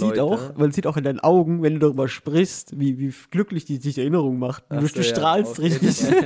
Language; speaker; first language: German; native; German